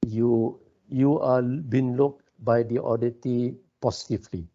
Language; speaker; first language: English; non-native, local second language; Malay